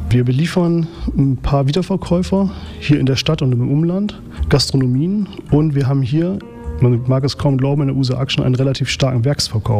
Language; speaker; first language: German; native; German